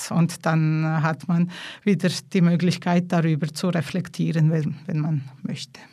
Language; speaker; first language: German; non-native, fluent; Georgian